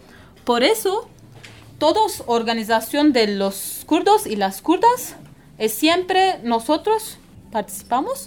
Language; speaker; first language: Spanish; non-native, learner; Kurdish